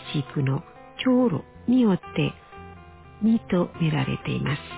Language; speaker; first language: Japanese; non-native, fluent; Indonesian